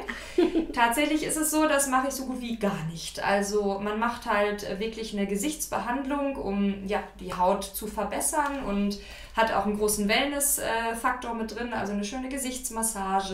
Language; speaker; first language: German; native; German